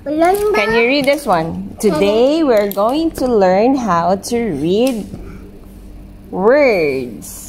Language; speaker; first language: English; non-native, local second language; Filipino